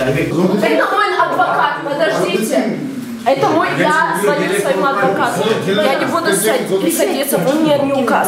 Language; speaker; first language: Russian; non-native, local second language; Kyrgyz